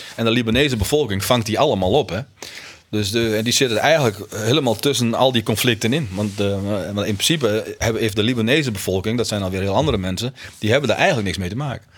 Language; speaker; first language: Dutch; native; Dutch